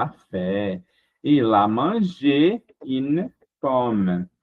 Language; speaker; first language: French; non-native, fluent; Portuguese